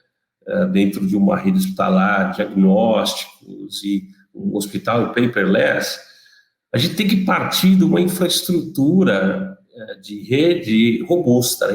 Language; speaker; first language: Portuguese; native; Portuguese